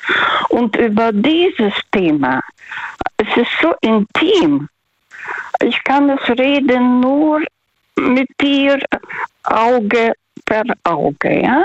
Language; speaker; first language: German; non-native, fluent; Russian